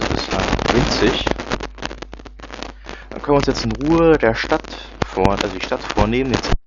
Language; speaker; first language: German; native; German